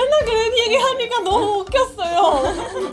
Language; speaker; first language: Korean; non-native, fluent; Spanish